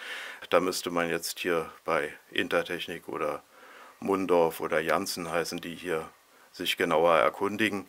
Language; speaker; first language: German; native; German